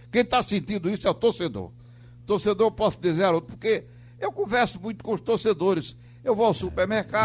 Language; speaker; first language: Portuguese; native; Portuguese